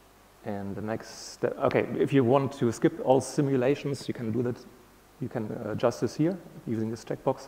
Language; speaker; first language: English; non-native, fluent; German